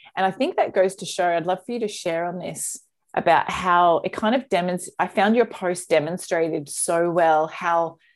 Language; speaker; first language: English; native; English